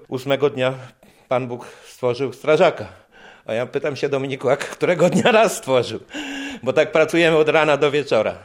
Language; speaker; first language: Polish; native; Polish